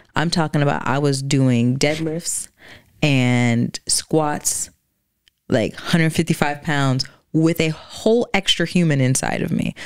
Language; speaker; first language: English; native; English